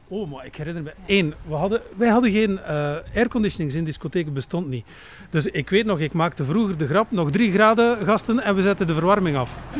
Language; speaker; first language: Dutch; native; Dutch